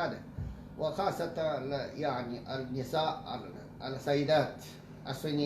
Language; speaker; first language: Arabic; non-native, fluent; Chinese